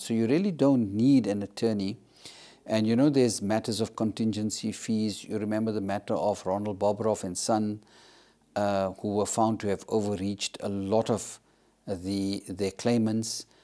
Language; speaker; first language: English; native; English